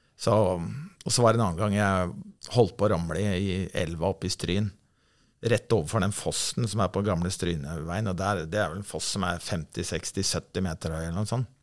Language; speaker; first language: Norwegian; native; Norwegian